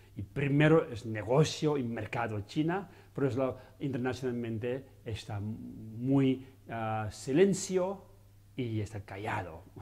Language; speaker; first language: Spanish; non-native, learner; Chinese